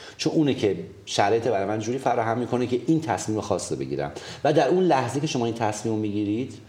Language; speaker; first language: Persian; native; Persian